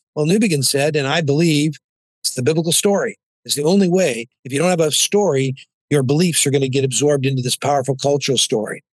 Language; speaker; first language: English; native; English